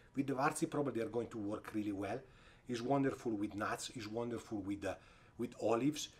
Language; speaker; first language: English; non-native, fluent; Italian